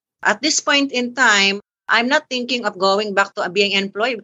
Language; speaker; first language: English; non-native, local second language; Filipino